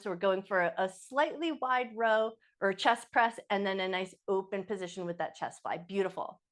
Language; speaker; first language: English; native; English